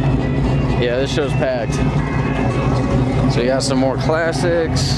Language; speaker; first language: English; native; English